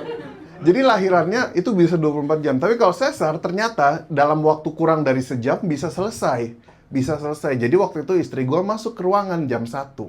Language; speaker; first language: Indonesian; native; Indonesian